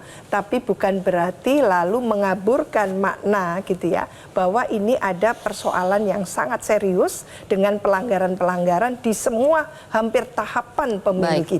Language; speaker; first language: Indonesian; native; Indonesian